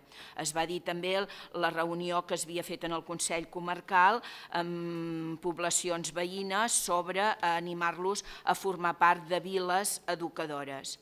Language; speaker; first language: Catalan; native; Catalan